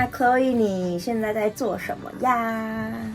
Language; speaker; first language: Chinese; native; Chinese